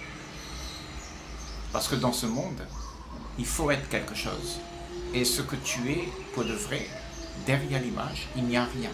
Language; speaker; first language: French; native; French